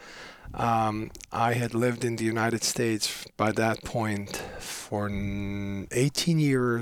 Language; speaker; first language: English; non-native, fluent; Bosnian